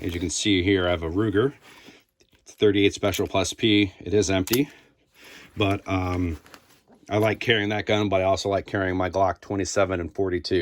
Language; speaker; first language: English; native; English